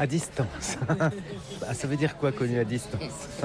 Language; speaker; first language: French; native; French